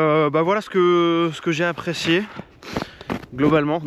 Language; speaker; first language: French; native; French